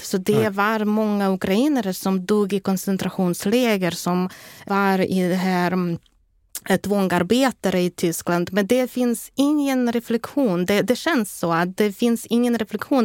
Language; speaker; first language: Swedish; non-native, fluent; Ukrainian